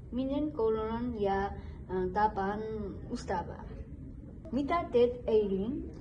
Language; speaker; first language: Finnish; non-native, learner; Nepali